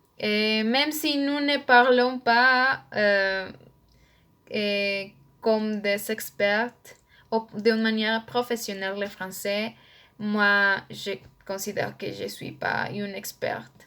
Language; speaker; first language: French; non-native, learner; Spanish